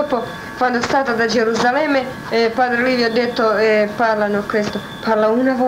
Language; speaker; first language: Italian; non-native, learner; Croatian